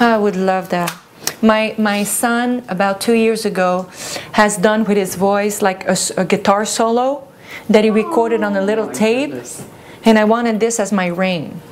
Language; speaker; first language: English; non-native, fluent; French